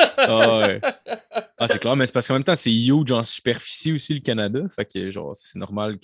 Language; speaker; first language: French; native; French